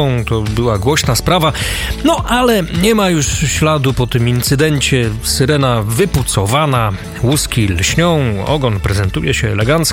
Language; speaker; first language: Polish; native; Polish